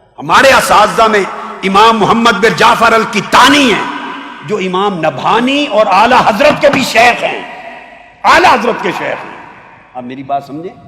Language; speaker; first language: Urdu; native; Urdu